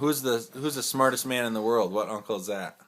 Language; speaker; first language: English; native; English